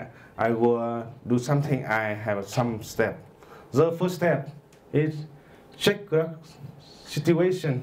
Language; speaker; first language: English; non-native, learner; Vietnamese